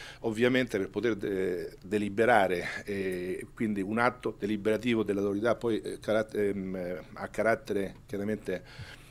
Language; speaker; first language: Italian; native; Italian